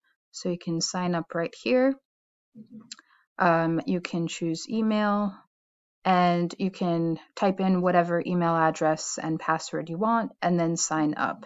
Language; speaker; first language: English; native; English